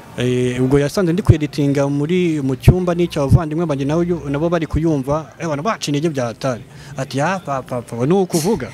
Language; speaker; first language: Kinyarwanda; early bilingual, heritage; Kinyarwanda